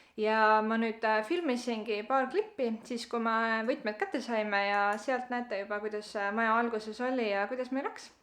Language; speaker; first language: Estonian; native; Estonian